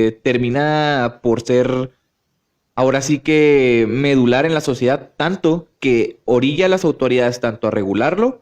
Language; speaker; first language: Spanish; native; Spanish